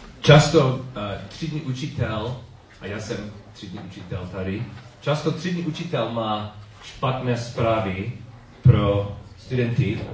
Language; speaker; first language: Czech; non-native, learner; English